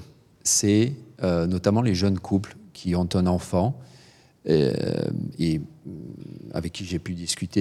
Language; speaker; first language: French; native; French